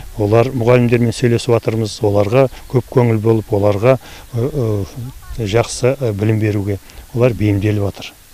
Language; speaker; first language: Kazakh; native; Kazakh